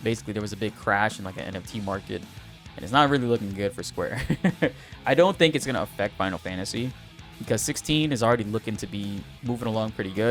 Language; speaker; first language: English; native; English